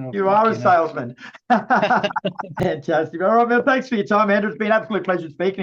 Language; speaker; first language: English; native; English